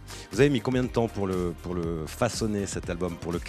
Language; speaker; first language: French; native; French